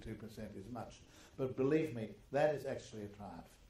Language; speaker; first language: English; early bilingual, other home language; German